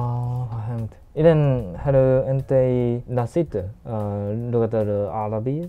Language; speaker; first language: Arabic; non-native, learner; Japanese